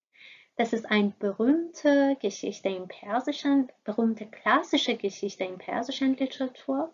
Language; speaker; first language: German; non-native, fluent; Persian